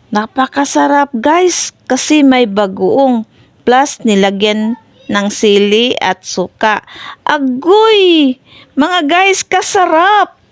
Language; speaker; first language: Filipino; non-native, local second language; Cebuano